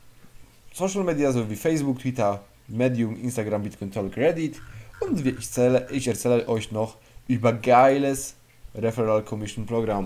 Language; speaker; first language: German; non-native, fluent; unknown